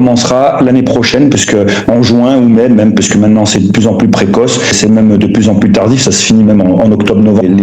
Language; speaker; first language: French; native; French